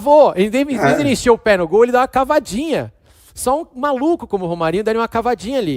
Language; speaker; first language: Portuguese; native; Portuguese